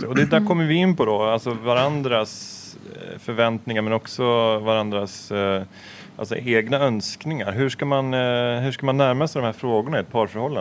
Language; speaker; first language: Swedish; native; Swedish